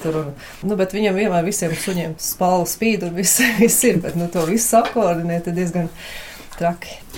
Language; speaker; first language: Latvian; early bilingual, other home language; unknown